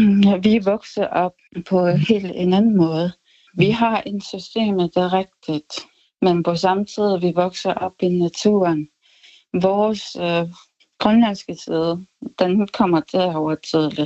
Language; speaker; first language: Danish; non-native, local second language; Kalaallisut